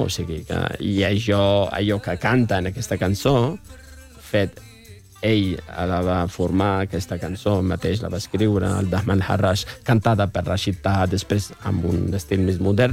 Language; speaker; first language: Catalan; non-native, fluent; Arabic